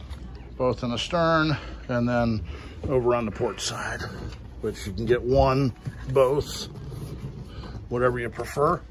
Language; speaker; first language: English; native; English